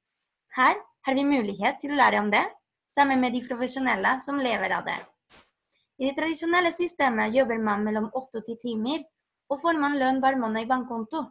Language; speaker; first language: Norwegian; non-native, fluent; Spanish